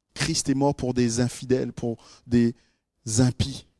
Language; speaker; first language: French; native; French